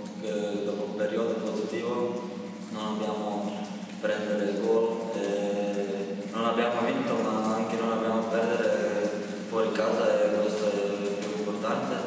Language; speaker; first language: Italian; non-native, learner; Croatian